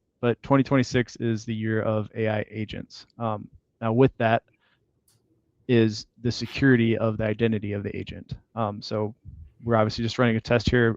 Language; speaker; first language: English; native; English